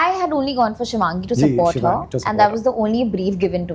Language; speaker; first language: English; non-native, local second language; Hindi